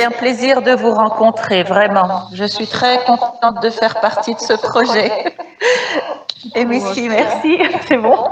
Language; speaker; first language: French; non-native, local second language; Arabic